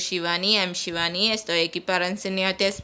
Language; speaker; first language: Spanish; non-native, learner; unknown